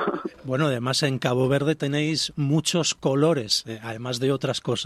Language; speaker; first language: Spanish; native; Spanish